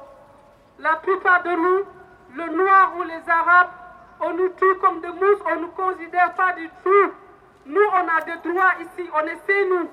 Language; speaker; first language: French; non-native, local second language; Wolof